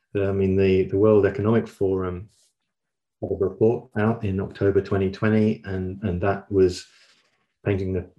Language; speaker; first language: English; native; English